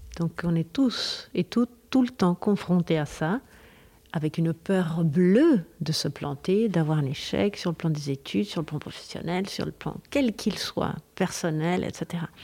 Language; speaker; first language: French; non-native, fluent; Spanish